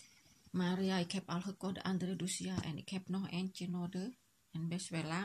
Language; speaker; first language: Dutch; non-native, local second language; Indonesian